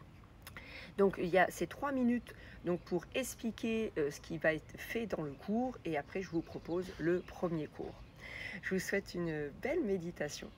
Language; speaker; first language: French; native; French